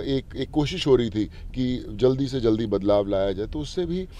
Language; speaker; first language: Hindi; native; Hindi